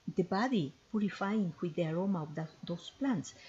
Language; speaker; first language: English; non-native, fluent; Spanish